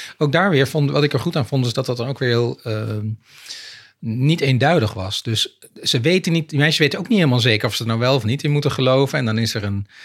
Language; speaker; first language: Dutch; native; Dutch